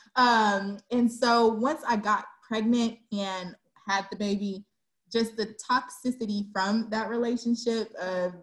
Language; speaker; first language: English; native; English